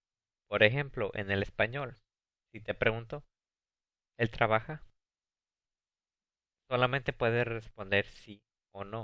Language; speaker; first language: Spanish; early bilingual, heritage; Spanish